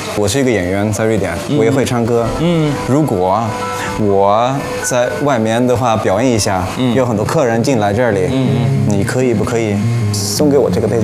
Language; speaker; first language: Chinese; non-native, fluent; Swedish